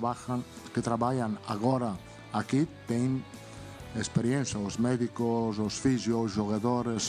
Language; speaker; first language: Portuguese; non-native, learner; Spanish